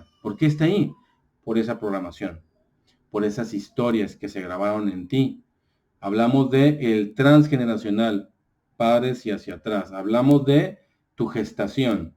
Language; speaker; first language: Spanish; native; Spanish